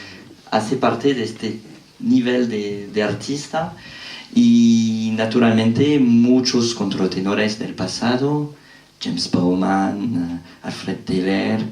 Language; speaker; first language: Spanish; non-native, fluent; French